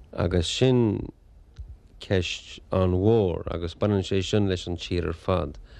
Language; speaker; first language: Irish; native; Irish